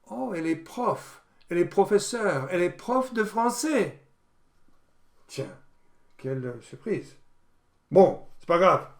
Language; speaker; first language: French; non-native, fluent; English